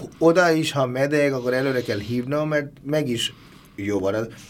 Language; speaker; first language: Hungarian; non-native, learner; Bangla